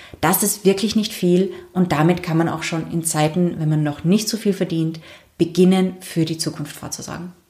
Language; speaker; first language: German; native; German